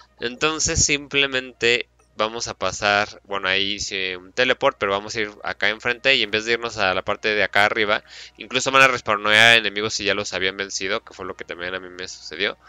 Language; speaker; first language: Spanish; native; Spanish